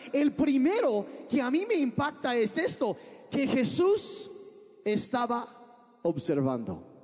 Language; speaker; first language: Spanish; early bilingual, other home language; English